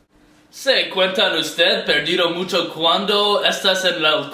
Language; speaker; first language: Spanish; non-native, learner; English